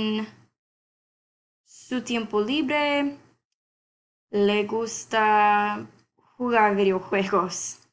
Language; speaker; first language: Spanish; non-native, learner; English